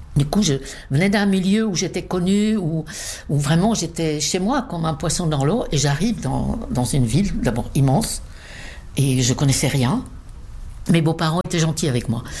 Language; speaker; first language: French; non-native, fluent; Czech